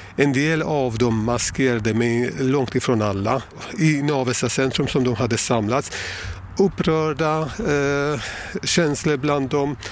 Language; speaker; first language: Swedish; non-native, fluent; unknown